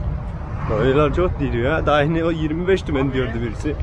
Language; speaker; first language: Turkish; native; Turkish